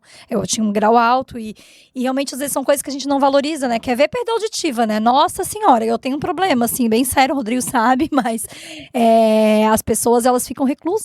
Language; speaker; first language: Portuguese; native; Portuguese